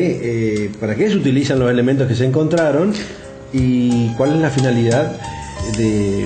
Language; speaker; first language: Spanish; native; Spanish